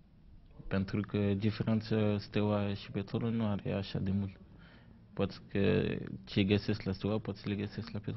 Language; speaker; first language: Romanian; non-native, learner; French